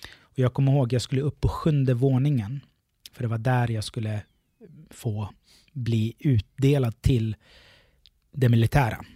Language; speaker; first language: Swedish; early bilingual, other home language; Arabic